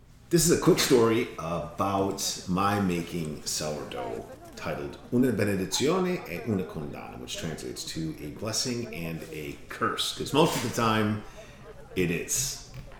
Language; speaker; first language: English; native; English